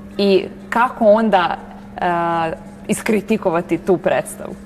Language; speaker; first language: Serbian; native; Serbian